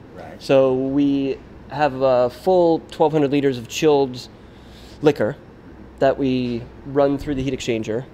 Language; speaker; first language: English; native; English